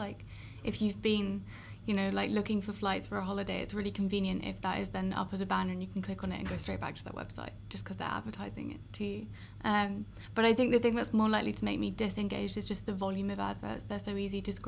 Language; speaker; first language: English; native; English